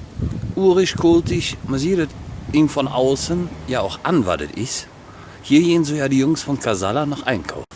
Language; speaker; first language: German; native; German